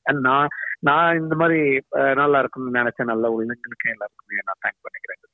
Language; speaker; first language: Tamil; native; Tamil